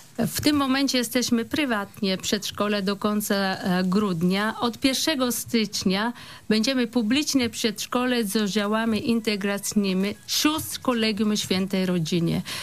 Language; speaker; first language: Polish; non-native, fluent; Italian